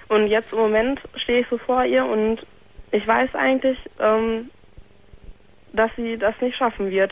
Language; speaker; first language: German; native; German